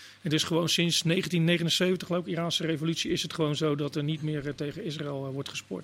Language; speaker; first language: Dutch; native; Dutch